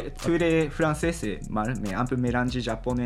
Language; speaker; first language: French; non-native, learner; Japanese